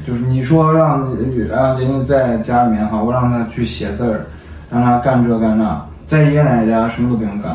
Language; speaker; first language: Chinese; native; Chinese